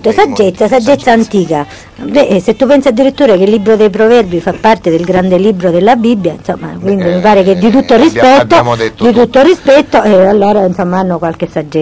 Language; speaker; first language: Italian; native; Italian